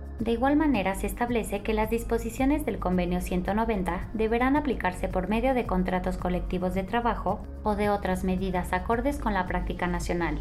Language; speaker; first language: Spanish; native; Spanish